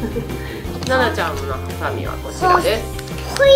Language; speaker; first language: Japanese; native; Japanese